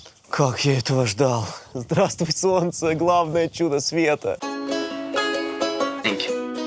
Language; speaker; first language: Russian; native; Russian